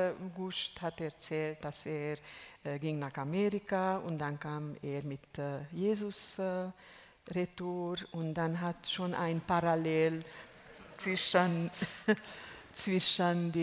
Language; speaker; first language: German; non-native, fluent; Hungarian